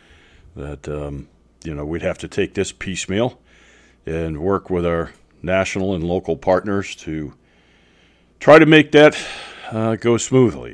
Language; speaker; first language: English; native; English